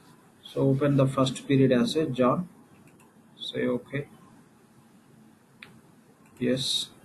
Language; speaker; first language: English; non-native, local second language; Telugu